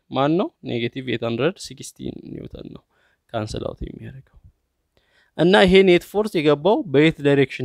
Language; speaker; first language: English; non-native, fluent; Amharic